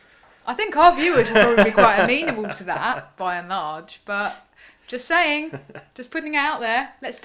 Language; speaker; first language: English; native; English